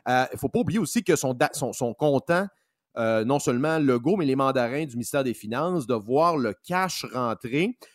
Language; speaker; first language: French; native; French